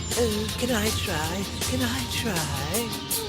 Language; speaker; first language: English; non-native, learner; Turkish